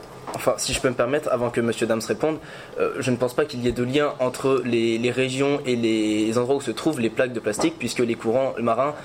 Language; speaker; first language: French; native; French